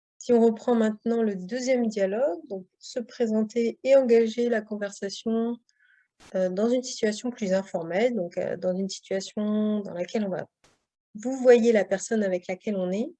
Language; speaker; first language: French; native; French